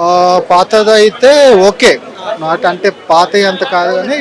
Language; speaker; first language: Telugu; native; Telugu